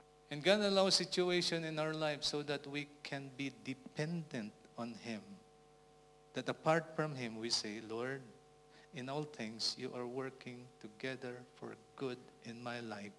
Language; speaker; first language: English; non-native, local second language; Filipino